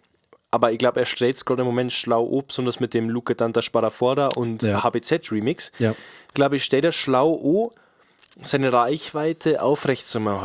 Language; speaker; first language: German; native; German